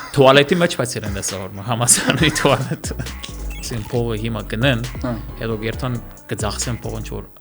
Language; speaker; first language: Armenian; early bilingual, heritage; Armenian